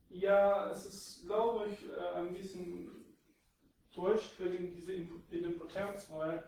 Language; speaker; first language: German; non-native, fluent; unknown